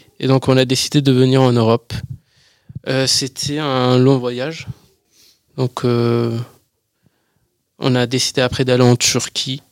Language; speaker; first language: French; early bilingual, other home language; Persian